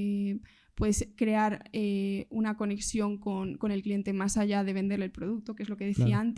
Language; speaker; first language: Spanish; native; Spanish